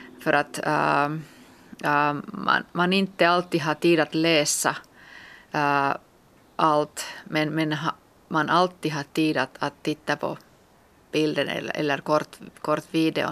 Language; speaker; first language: Swedish; non-native, local second language; Finnish